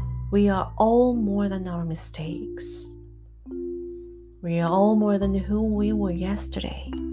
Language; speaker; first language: English; non-native, fluent; Japanese